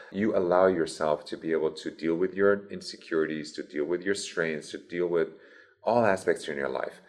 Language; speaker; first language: English; early bilingual, other home language; Persian